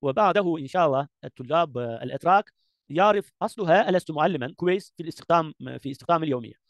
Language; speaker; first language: Arabic; non-native, learner; Turkish